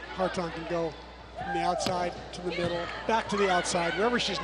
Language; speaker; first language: English; native; English